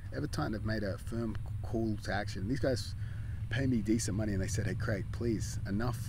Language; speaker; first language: English; native; English